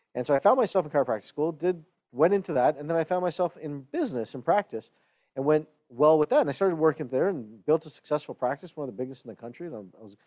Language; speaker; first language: English; early bilingual, other home language; Hindi